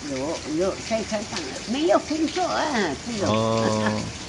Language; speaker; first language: Chinese; non-native, local second language; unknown